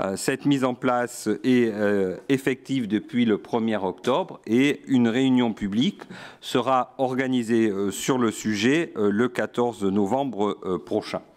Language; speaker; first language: French; native; French